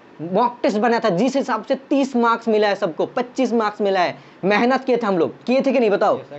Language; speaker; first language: Hindi; non-native, local second language; Bangla